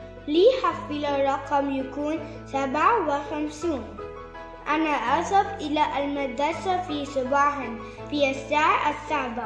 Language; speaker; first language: Arabic; non-native, learner; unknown